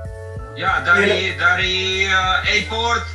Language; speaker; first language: Indonesian; non-native, learner; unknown